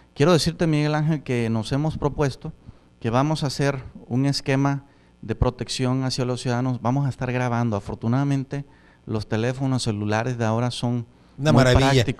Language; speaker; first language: Spanish; native; Spanish